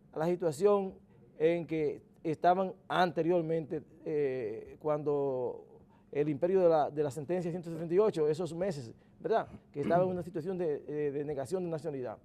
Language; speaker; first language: Spanish; native; Spanish